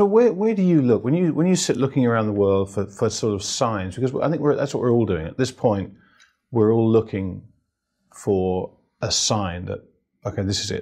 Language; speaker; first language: English; native; English